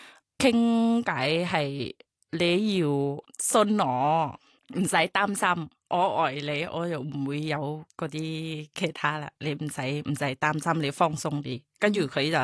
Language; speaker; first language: Cantonese; non-native, learner; Thai